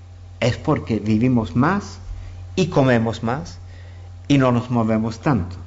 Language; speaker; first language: Spanish; non-native, fluent; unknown